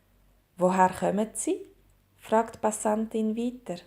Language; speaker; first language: German; native; German